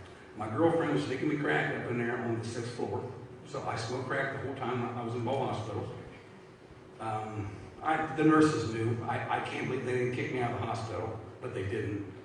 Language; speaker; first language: English; native; English